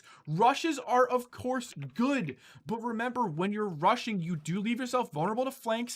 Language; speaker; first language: English; native; English